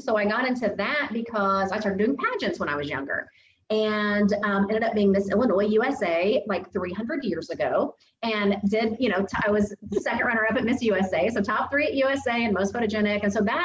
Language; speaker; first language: English; native; English